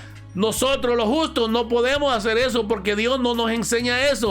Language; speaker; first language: Spanish; native; Spanish